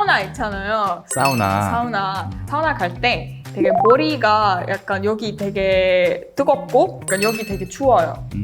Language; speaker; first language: Korean; non-native, learner; Estonian